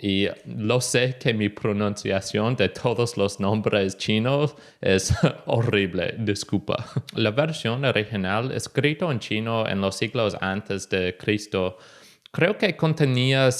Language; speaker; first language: Spanish; non-native, fluent; English